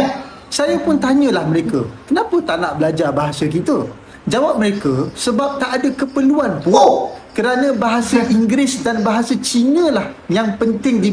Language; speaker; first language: Malay; native; Malay